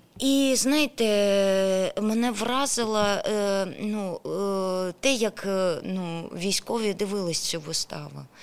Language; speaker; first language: Ukrainian; non-native, local second language; Russian